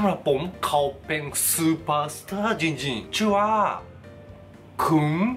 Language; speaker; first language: Thai; non-native, learner; Japanese